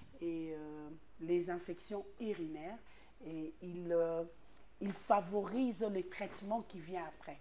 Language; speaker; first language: French; non-native, local second language; Lingala